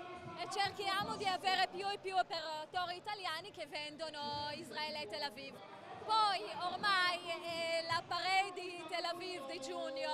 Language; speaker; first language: Italian; non-native, fluent; Hebrew